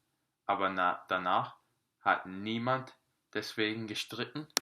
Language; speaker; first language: German; non-native, learner; English